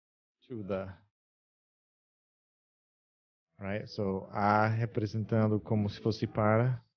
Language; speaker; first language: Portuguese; non-native, fluent; English